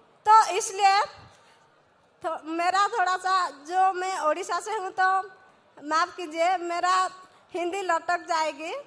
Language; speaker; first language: Hindi; non-native, local second language; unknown